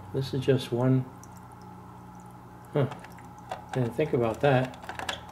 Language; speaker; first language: English; native; English